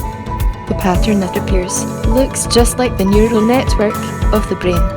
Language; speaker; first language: English; native; English